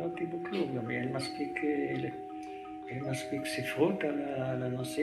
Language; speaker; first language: Hebrew; non-native, fluent; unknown